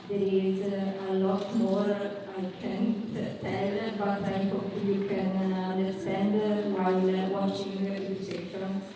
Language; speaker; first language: English; non-native, learner; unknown